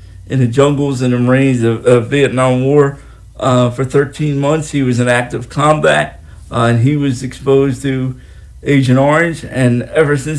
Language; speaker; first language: English; native; English